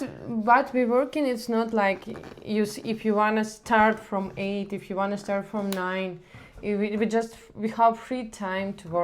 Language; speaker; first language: English; non-native, learner; Ukrainian